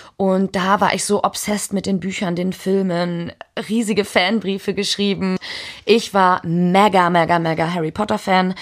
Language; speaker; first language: German; early bilingual, heritage; German